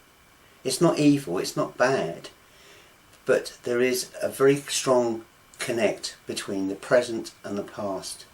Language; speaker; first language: English; native; English